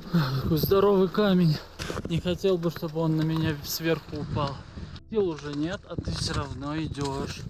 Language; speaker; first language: Russian; native; Russian